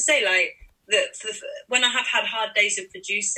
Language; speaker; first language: English; native; English